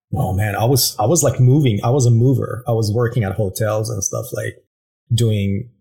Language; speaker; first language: English; non-native, fluent; Persian